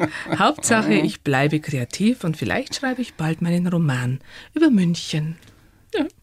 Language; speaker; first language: German; native; German